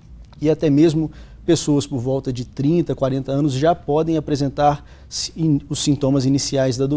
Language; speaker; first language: Portuguese; native; Portuguese